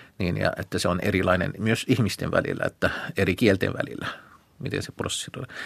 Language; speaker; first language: Finnish; non-native, fluent; Arabic